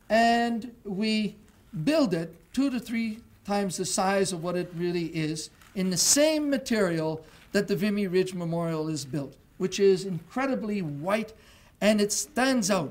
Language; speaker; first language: English; non-native, local second language; French